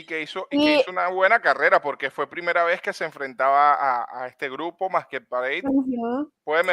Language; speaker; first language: Spanish; native; Spanish